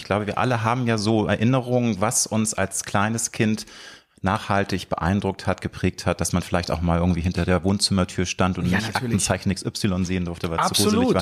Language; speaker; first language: German; native; German